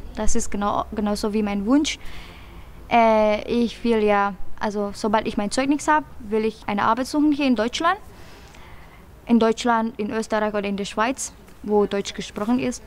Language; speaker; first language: German; non-native, fluent; Indonesian